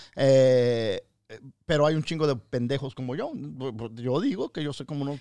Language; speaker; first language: Spanish; early bilingual, other home language; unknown